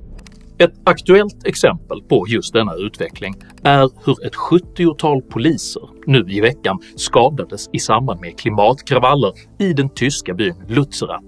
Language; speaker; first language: Swedish; native; Swedish